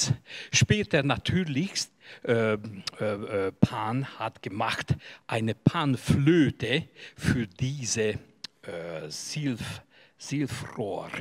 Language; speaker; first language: German; non-native, learner; Hungarian